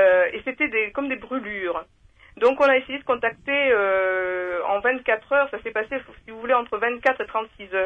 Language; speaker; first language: French; native; French